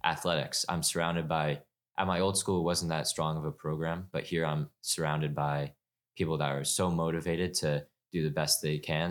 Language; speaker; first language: English; native; English